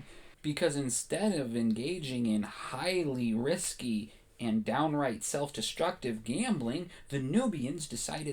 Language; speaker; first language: English; native; English